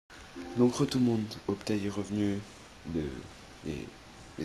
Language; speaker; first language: French; native; French